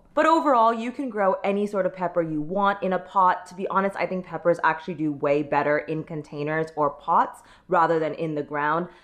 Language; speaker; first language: English; native; English